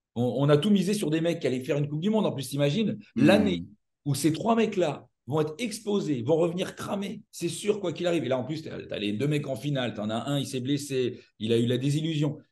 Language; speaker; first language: French; native; French